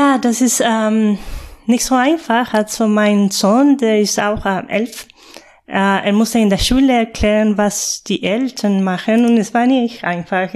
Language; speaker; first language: German; non-native, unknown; Spanish